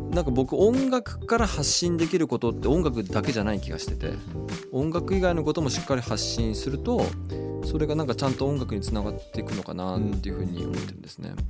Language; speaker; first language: Japanese; native; Japanese